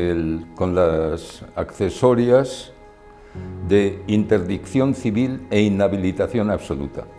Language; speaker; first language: Spanish; native; Spanish